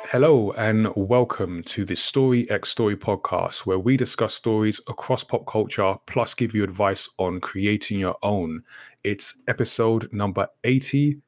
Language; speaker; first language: English; native; English